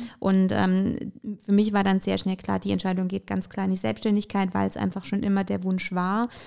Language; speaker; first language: German; early bilingual, other home language; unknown